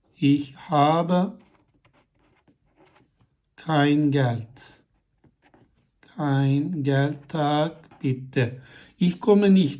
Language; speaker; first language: German; non-native, fluent; Turkish